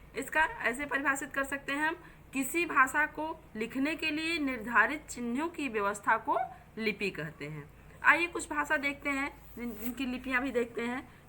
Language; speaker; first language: Hindi; native; Hindi